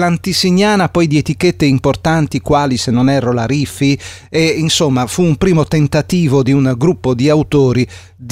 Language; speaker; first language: Italian; native; Italian